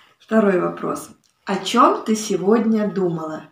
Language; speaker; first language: Russian; native; Russian